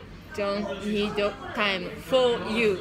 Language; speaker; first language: English; non-native, learner; Japanese